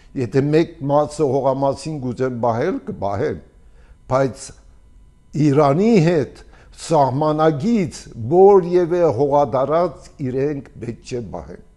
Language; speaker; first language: Armenian; early bilingual, heritage; Armenian